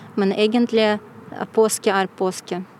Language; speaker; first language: Norwegian; non-native, fluent; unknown